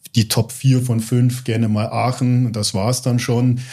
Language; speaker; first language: German; early bilingual, other home language; English